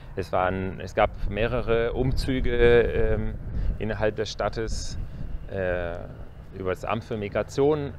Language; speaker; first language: German; non-native, fluent; Spanish